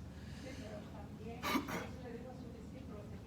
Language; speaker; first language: Spanish; native; Spanish